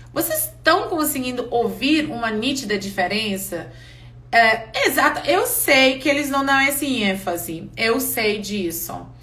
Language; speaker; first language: Portuguese; non-native, fluent; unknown